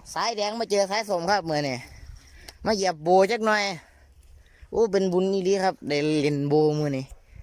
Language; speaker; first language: Thai; native; Thai